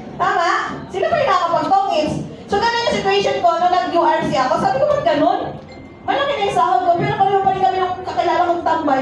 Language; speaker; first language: Filipino; native; Filipino